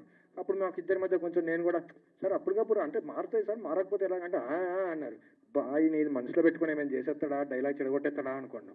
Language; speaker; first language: Telugu; native; Telugu